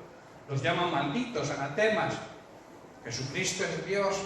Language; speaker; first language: Spanish; native; Spanish